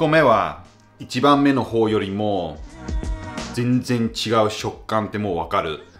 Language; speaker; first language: Japanese; non-native, fluent; English